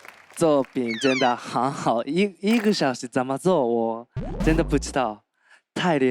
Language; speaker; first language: Chinese; non-native, learner; Japanese